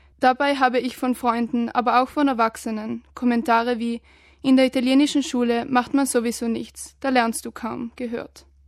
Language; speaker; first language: German; native; German